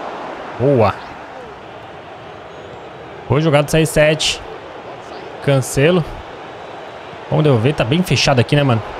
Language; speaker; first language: Portuguese; native; Portuguese